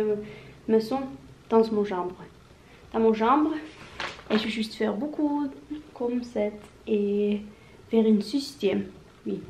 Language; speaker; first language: French; non-native, learner; Norwegian